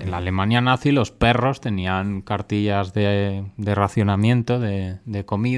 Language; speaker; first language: Spanish; native; Spanish